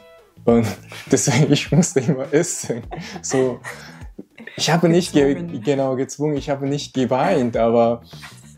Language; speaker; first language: German; non-native, learner; Japanese